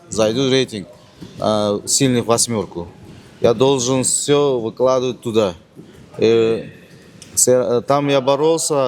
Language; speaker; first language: Russian; non-native, learner; Uzbek